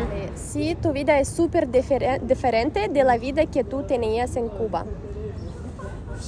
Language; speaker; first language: Spanish; non-native, fluent; Russian